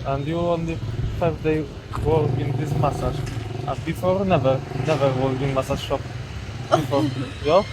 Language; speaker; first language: English; non-native, learner; Polish